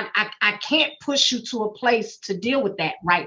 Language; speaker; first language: English; native; English